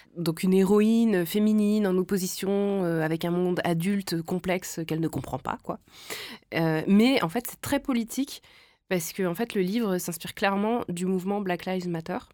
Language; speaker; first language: French; native; French